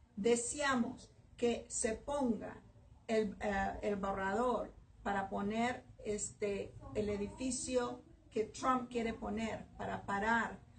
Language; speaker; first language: Spanish; early bilingual, heritage; Spanish